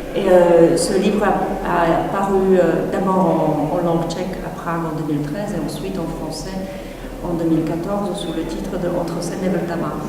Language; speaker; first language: French; non-native, fluent; Czech